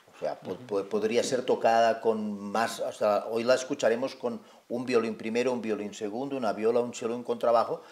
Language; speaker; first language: Spanish; non-native, local second language; Catalan